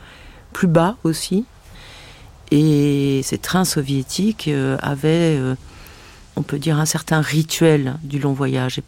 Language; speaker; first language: French; native; French